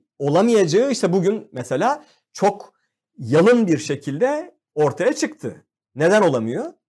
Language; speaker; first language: Turkish; native; Turkish